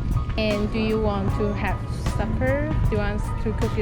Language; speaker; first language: English; non-native, fluent; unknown